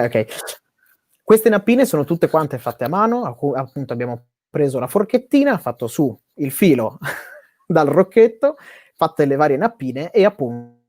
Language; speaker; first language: Italian; native; Italian